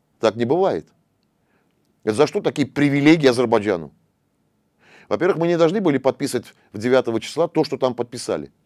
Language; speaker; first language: Russian; non-native, local second language; Armenian